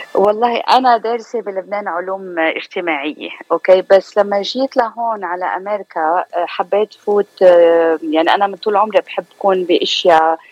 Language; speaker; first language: Arabic; native; Arabic